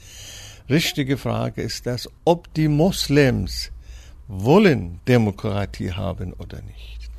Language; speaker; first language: German; non-native, fluent; Persian